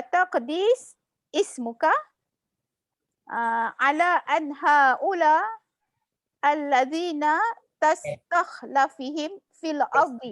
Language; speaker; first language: Arabic; non-native, learner; Malay